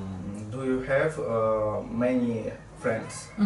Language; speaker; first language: English; non-native, learner; Russian